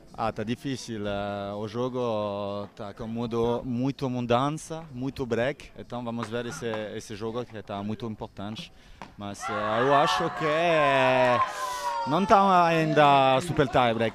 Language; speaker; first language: Portuguese; non-native, learner; Italian